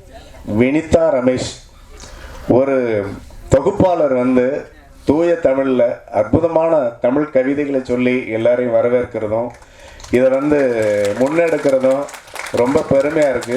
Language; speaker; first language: Tamil; native; Tamil